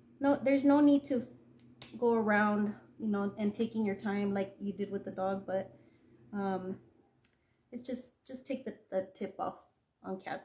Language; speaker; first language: English; native; English